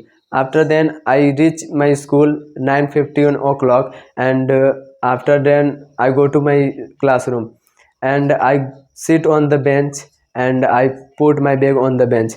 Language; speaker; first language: English; non-native, learner; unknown